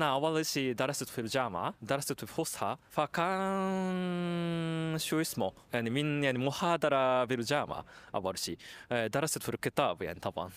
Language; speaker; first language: Arabic; non-native, fluent; Japanese